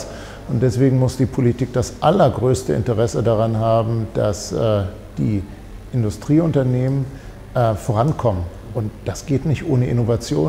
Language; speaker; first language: German; native; German